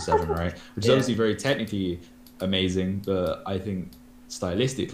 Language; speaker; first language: English; native; English